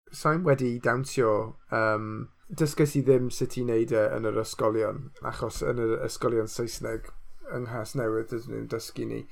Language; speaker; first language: Welsh; non-native, local second language; English